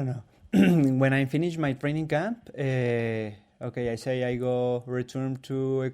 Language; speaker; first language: English; non-native, learner; Spanish